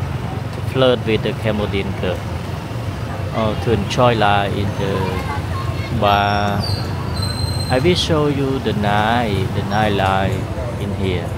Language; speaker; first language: English; non-native, learner; Khmer